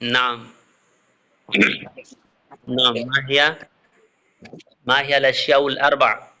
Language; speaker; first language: Arabic; non-native, fluent; Bangla